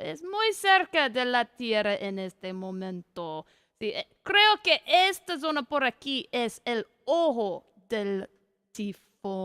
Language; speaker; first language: Spanish; non-native, learner; English